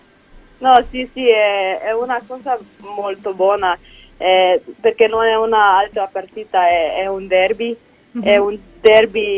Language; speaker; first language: Italian; non-native, learner; Slovenian